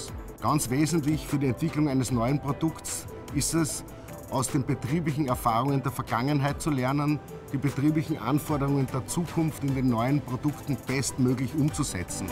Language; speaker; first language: German; native; German